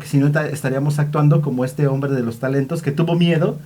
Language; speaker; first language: Spanish; native; Spanish